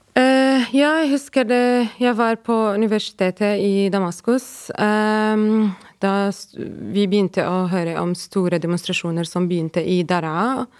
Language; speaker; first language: Norwegian; non-native, fluent; Arabic